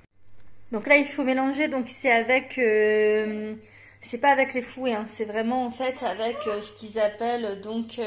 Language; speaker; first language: French; native; French